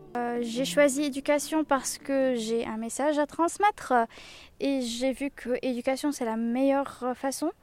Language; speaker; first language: French; non-native, local second language; Arabic